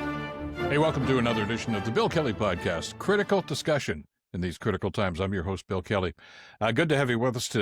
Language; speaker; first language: English; native; English